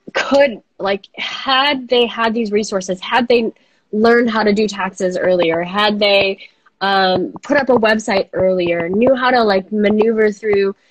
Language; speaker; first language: English; native; English